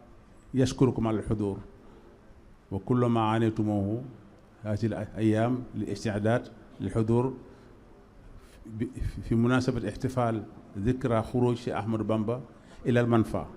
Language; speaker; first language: Arabic; non-native, fluent; Wolof